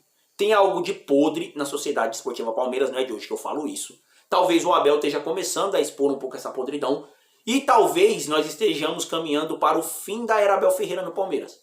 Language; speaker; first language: Portuguese; native; Portuguese